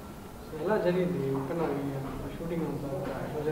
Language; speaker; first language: Telugu; native; Telugu